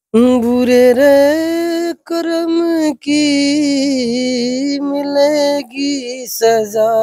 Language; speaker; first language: Hindi; native; Hindi